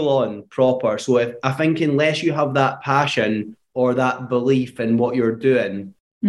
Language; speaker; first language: English; native; English